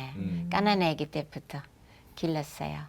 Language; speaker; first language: Korean; non-native, fluent; English